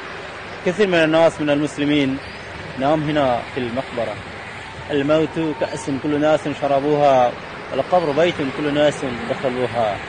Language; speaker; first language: Arabic; non-native, learner; Bangla